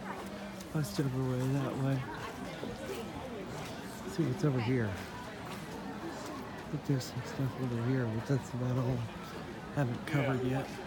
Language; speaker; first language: English; native; English